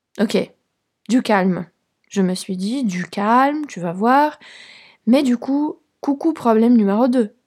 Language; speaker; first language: French; non-native, fluent; Polish